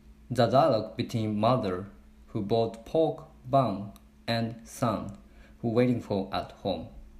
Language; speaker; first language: English; non-native, learner; Japanese